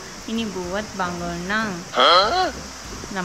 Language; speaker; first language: Indonesian; non-native, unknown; Japanese